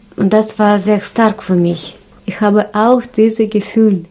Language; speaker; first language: German; non-native, learner; Russian